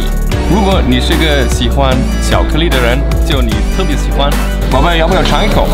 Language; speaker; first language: Chinese; non-native, fluent; German